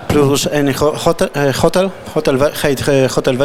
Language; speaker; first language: Dutch; non-native, learner; Polish